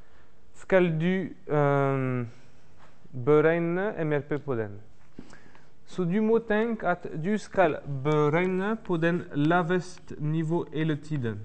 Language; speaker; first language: Norwegian; non-native, learner; French